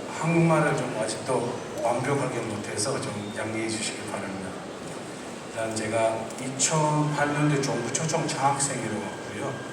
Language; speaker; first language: Korean; non-native, fluent; Turkish